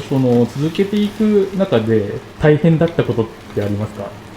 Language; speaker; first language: Japanese; native; Japanese